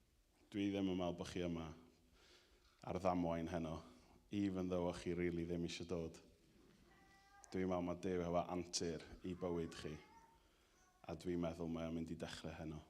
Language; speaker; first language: Welsh; native; Welsh